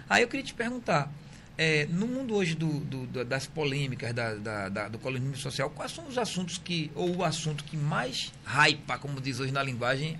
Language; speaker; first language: Portuguese; native; Portuguese